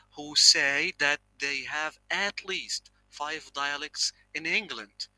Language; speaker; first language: English; non-native, fluent; Arabic